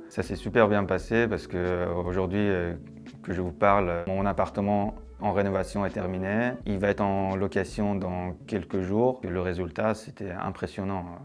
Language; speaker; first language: French; non-native, fluent; Persian